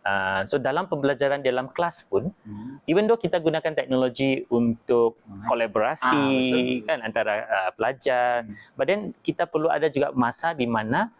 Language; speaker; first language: Malay; native; Malay